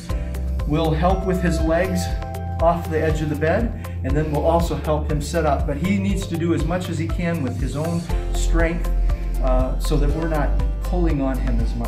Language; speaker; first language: English; native; English